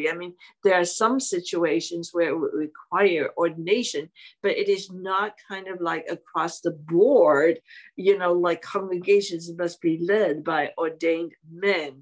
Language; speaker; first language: English; non-native, local second language; Cantonese